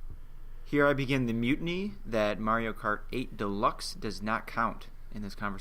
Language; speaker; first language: English; native; English